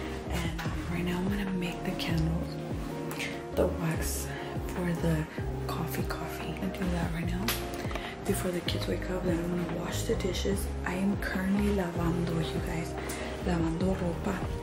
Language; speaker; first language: English; early bilingual, other home language; Spanish